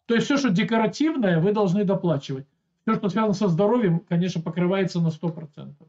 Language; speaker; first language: Russian; native; Russian